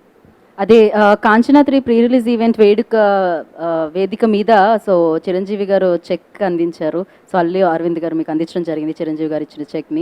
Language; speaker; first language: Telugu; native; Telugu